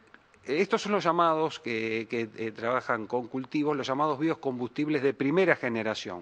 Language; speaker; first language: Spanish; native; Spanish